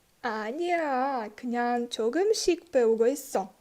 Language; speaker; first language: Korean; non-native, learner; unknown